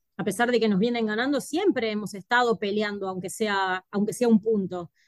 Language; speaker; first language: Spanish; native; Spanish